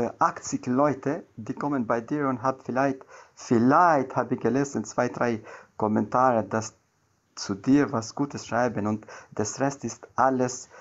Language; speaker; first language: German; non-native, learner; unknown